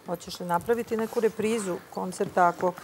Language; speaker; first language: Serbian; native; Serbian